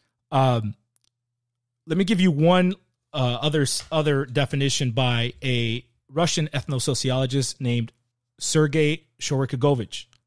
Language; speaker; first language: English; early bilingual, other home language; Spanish